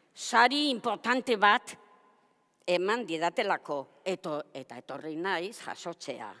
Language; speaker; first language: Basque; non-native, local second language; Spanish